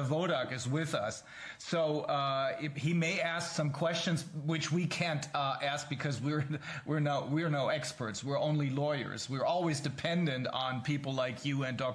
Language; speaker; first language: English; non-native, fluent; German